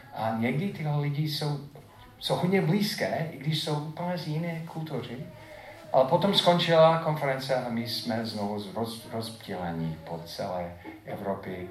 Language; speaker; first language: Czech; non-native, fluent; English